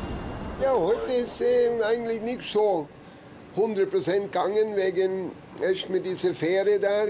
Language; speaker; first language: German; non-native, fluent; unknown